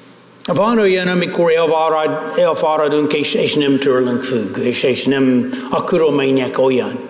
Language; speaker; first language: Hungarian; non-native, fluent; English